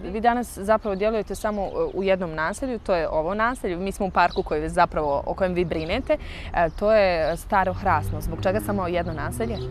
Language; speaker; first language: Serbian; native; Serbian